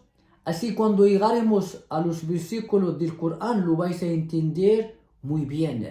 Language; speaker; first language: Spanish; non-native, fluent; Arabic